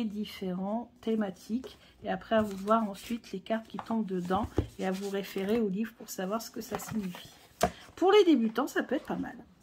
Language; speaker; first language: French; native; French